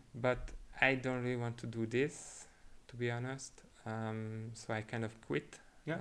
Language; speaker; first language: English; non-native, fluent; Hungarian